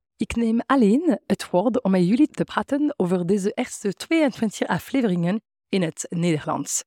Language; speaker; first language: Dutch; non-native, fluent; French